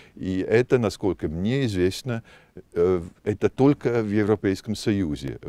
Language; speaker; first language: Russian; non-native, fluent; German